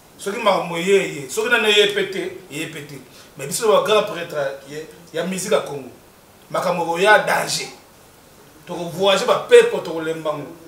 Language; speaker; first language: Lingala; native; Lingala